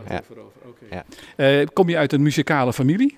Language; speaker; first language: Dutch; native; Dutch